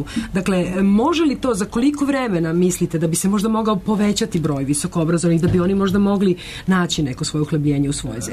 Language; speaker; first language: Serbian; native; Serbian